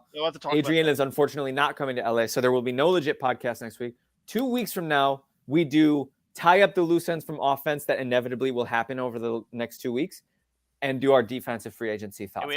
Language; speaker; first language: English; native; English